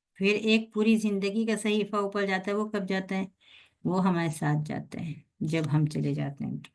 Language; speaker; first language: Urdu; native; Urdu